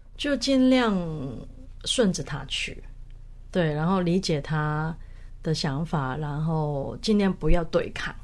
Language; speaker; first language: Chinese; non-native, local second language; Cantonese